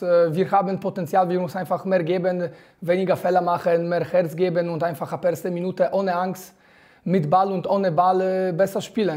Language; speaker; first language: German; non-native, fluent; Polish